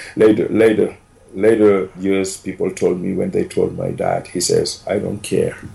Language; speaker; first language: English; non-native, fluent; Wolof